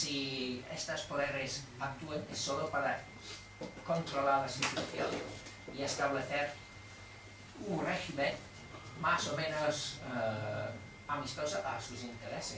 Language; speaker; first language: Spanish; non-native, fluent; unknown